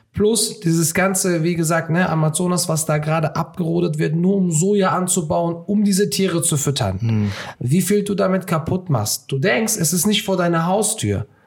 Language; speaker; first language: German; early bilingual, other home language; Turkish